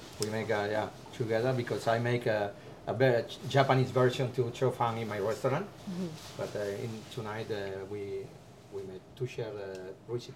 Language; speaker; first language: English; non-native, learner; Spanish